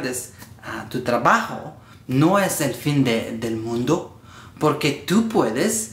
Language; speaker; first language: Spanish; non-native, learner; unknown